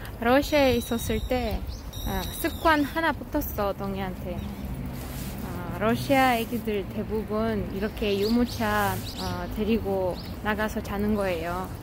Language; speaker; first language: Korean; non-native, fluent; Russian